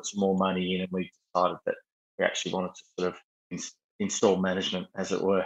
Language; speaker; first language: English; native; English